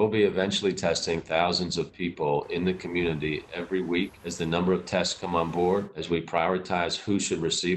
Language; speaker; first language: English; native; English